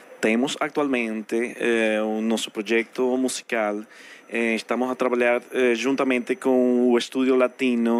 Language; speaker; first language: Portuguese; non-native, fluent; Spanish